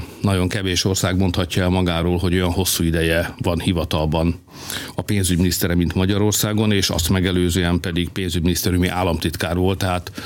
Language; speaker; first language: Hungarian; native; Hungarian